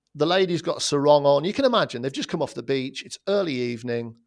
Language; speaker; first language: English; native; English